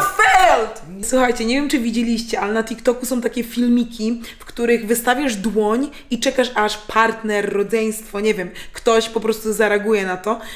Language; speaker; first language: Polish; native; Polish